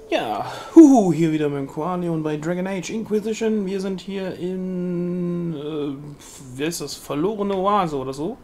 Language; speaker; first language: German; native; German